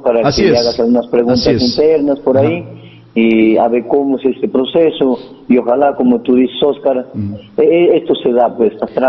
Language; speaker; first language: Spanish; native; Spanish